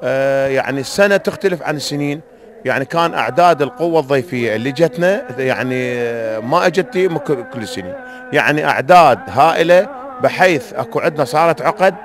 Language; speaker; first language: Arabic; native; Arabic